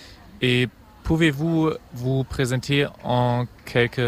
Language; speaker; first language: French; non-native, fluent; German